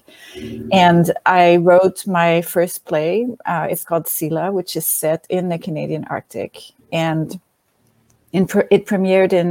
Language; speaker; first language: English; non-native, fluent; French